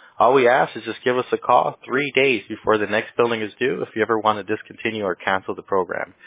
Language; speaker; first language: English; early bilingual, other home language; Spanish